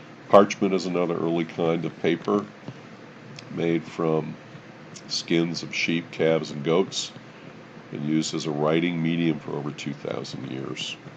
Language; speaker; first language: English; native; English